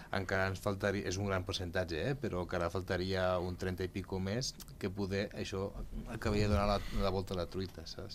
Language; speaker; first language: Catalan; early bilingual, other home language; Spanish